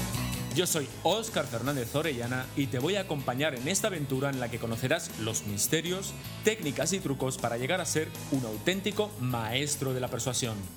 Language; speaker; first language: Spanish; native; Spanish